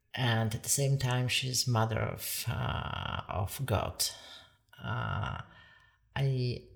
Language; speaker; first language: English; non-native, fluent; Polish